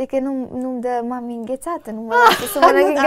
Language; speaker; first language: Romanian; early bilingual, heritage; Romanian